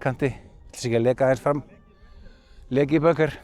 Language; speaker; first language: Icelandic; native; Icelandic